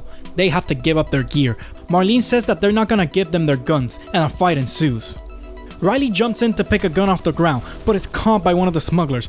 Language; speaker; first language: English; native; English